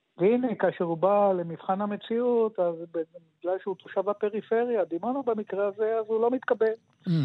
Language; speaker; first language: Hebrew; native; Hebrew